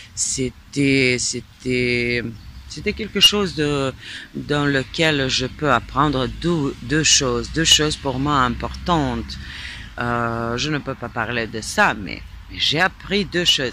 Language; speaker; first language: French; non-native, fluent; Serbian